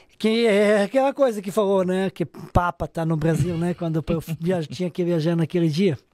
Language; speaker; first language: Portuguese; non-native, fluent; Serbian